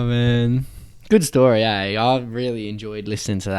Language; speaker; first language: English; native; English